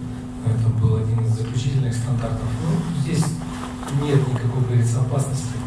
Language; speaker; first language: Russian; native; Russian